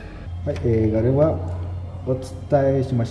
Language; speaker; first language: Japanese; non-native, learner; Spanish